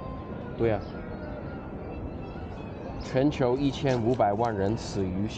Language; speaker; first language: Chinese; non-native, fluent; English